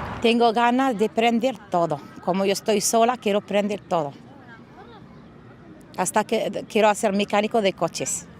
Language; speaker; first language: Spanish; non-native, learner; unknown